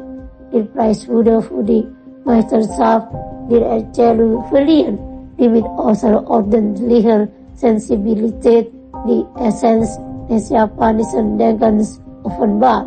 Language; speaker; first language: German; non-native, fluent; Indonesian